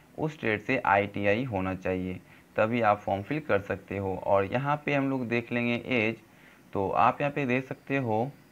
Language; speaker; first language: Hindi; native; Hindi